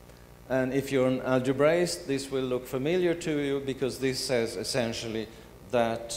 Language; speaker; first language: English; non-native, fluent; Swedish